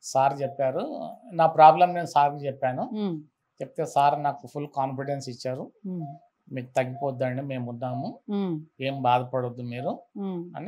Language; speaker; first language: Telugu; native; Telugu